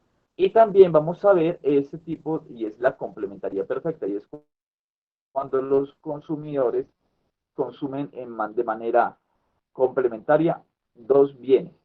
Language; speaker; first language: Spanish; native; Spanish